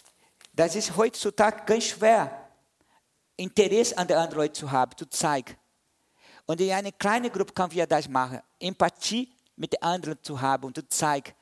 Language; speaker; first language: German; non-native, learner; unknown